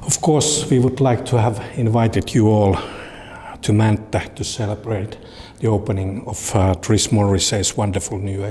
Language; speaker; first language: English; non-native, fluent; Finnish